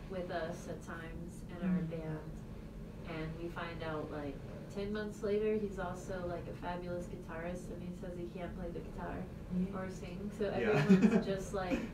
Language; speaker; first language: English; native; English